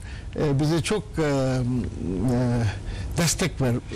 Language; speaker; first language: Turkish; non-native, learner; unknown